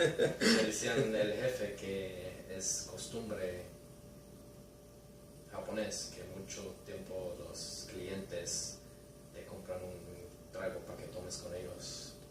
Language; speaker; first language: Spanish; early bilingual, heritage; Spanish